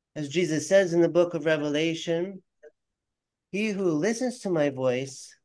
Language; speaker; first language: English; native; English